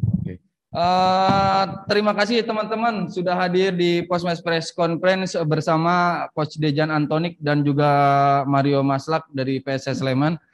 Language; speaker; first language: Indonesian; native; Indonesian